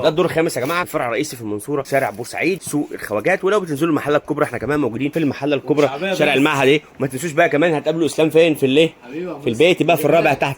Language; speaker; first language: Arabic; native; Arabic